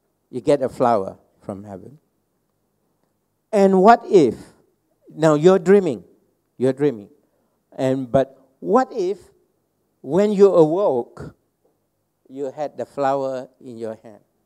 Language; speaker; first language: English; non-native, local second language; Malay